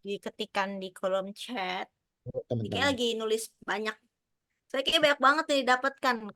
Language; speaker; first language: Indonesian; native; Indonesian